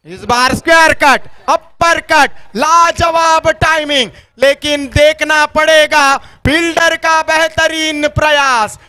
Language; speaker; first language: Hindi; non-native, local second language; Marathi